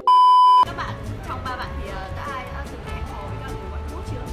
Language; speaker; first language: Vietnamese; native; Vietnamese